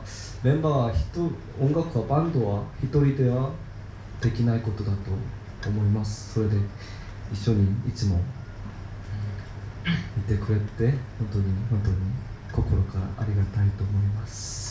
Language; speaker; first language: Japanese; non-native, learner; Korean